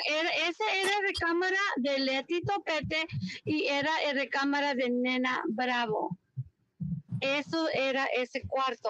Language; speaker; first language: Spanish; early bilingual, heritage; Spanish